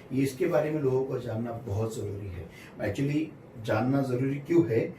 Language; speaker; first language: Hindi; non-native, local second language; Marathi